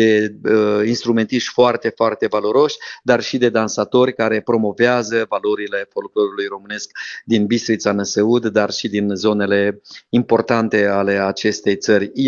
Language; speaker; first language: Romanian; native; Romanian